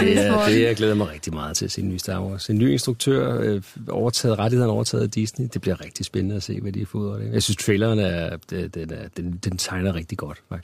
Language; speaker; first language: Danish; native; Danish